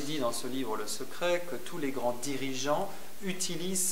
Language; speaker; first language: French; native; French